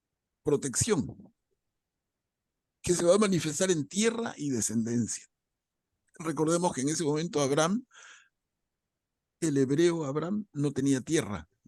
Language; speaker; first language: Spanish; native; Spanish